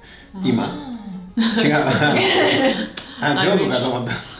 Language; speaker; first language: Japanese; non-native, fluent; Spanish